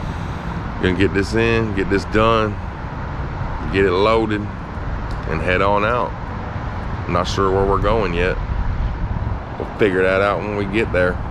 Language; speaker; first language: English; native; English